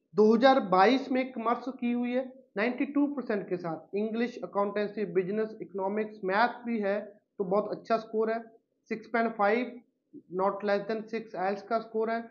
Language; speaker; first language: Hindi; non-native, local second language; Punjabi